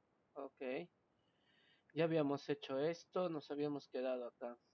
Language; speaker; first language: Spanish; native; Spanish